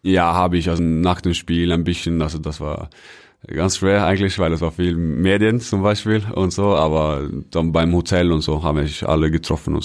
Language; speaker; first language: German; non-native, fluent; Norwegian